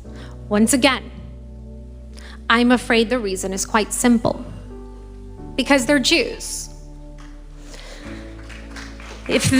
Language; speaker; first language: English; early bilingual, other home language; Persian